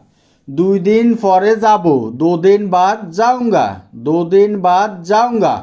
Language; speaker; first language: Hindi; non-native, fluent; Bangla